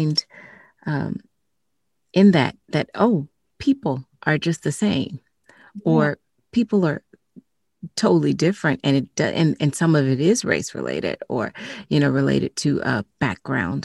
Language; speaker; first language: English; native; English